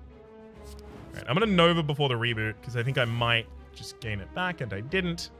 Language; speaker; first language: English; native; English